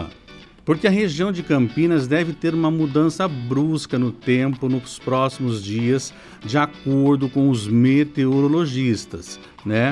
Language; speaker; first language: Portuguese; native; Portuguese